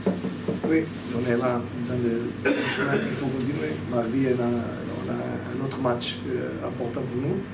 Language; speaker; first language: French; non-native, fluent; Portuguese